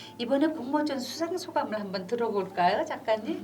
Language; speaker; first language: Korean; native; Korean